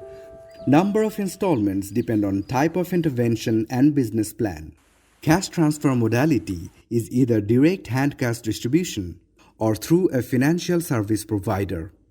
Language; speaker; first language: English; non-native, local second language; Bangla